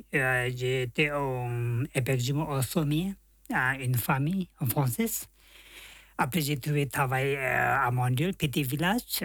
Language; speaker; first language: French; non-native, learner; Tibetan